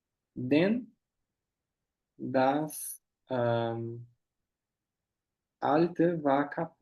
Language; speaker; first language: German; non-native, fluent; Portuguese